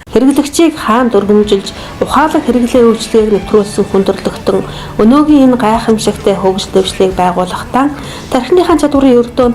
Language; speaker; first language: Mongolian; native; Mongolian